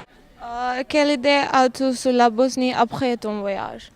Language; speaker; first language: French; non-native, learner; Bosnian